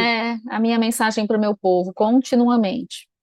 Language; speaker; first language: Portuguese; native; Portuguese